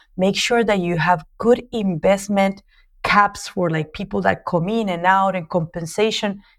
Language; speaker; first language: English; non-native, fluent; Spanish